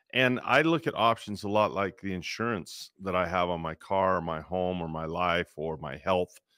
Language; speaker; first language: English; native; English